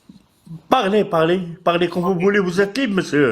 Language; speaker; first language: French; non-native, learner; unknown